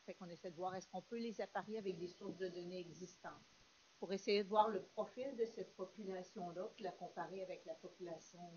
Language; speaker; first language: French; native; French